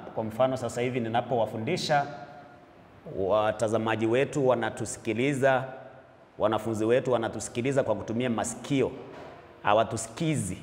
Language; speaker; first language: Swahili; non-native, local second language; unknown